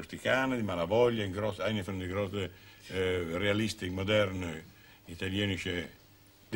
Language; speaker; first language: German; non-native, learner; Italian